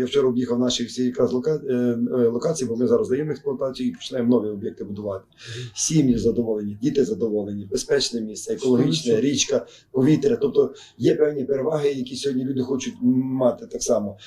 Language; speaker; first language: Ukrainian; native; Ukrainian